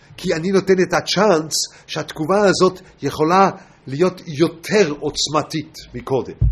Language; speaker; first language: Hebrew; non-native, fluent; English